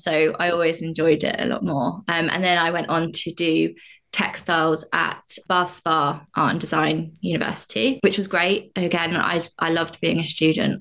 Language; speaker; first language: English; native; English